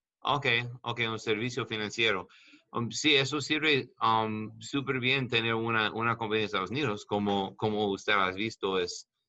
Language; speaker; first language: Spanish; non-native, learner; English